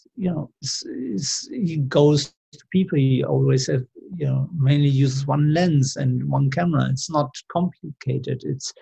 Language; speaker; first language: English; non-native, fluent; German